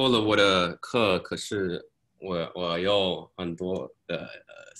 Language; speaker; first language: Chinese; non-native, learner; English